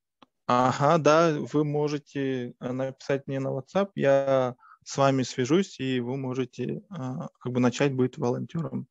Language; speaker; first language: Russian; native; Russian